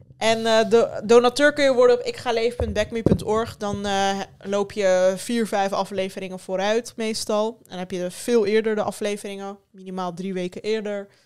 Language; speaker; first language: Dutch; early bilingual, other home language; Turkish